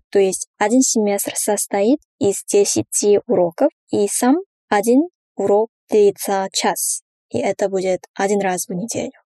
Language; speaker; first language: Russian; non-native, fluent; Korean